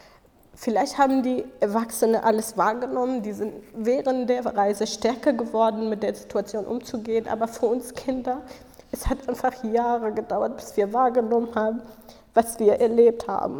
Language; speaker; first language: German; non-native, fluent; Kurdish